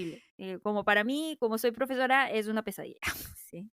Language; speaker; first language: Spanish; non-native, fluent; Korean